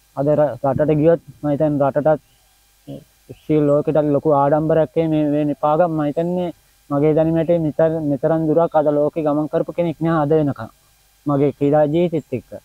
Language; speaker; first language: Sinhala; non-native, local second language; Tamil